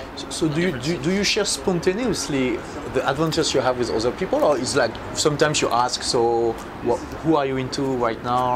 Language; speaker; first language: English; non-native, fluent; French